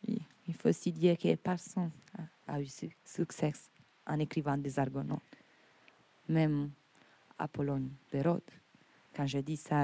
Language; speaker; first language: French; non-native, fluent; Italian